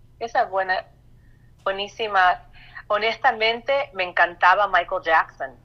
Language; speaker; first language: Spanish; early bilingual, heritage; Spanish